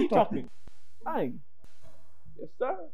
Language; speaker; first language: English; native; English